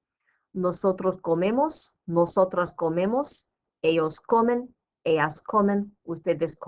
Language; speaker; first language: Spanish; non-native, fluent; English